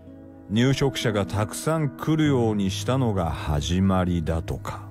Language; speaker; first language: Japanese; native; Japanese